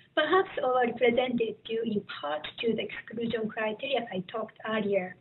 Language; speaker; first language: English; non-native, fluent; Japanese